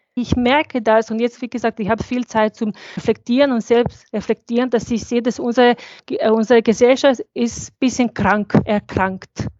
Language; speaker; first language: German; non-native, fluent; Bosnian